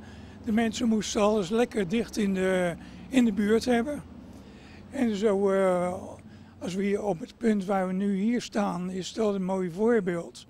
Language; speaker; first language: Dutch; native; Dutch